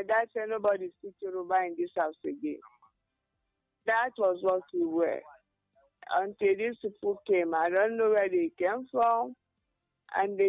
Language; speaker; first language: English; non-native, local second language; Igbo